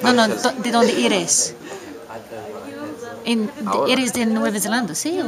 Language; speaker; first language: Spanish; non-native, fluent; English